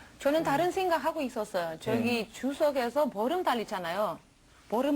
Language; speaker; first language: Korean; non-native, learner; Romanian